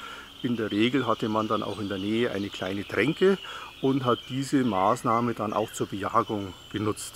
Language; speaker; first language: German; native; German